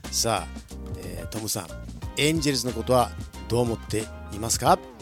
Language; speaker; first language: Japanese; early bilingual, heritage; Japanese